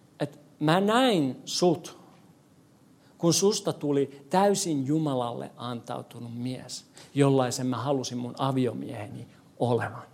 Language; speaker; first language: Finnish; non-native, fluent; English